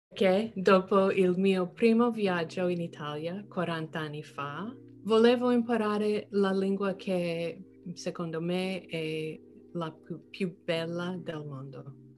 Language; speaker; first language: Italian; non-native, fluent; English